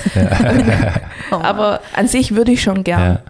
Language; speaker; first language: German; native; German